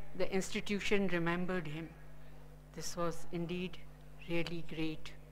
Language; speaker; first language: English; non-native, local second language; Gujarati